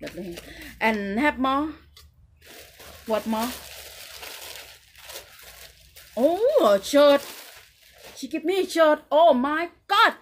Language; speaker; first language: English; non-native, learner; Thai